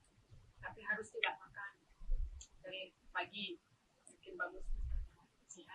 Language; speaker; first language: Indonesian; non-native, learner; Russian